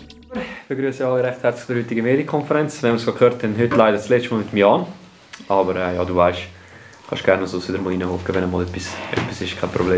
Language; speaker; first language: German; native; German